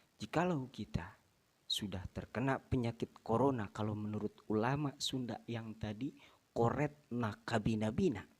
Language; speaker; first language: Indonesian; non-native, local second language; Sundanese